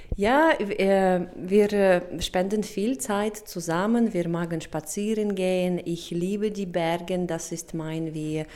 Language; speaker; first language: German; non-native, learner; Russian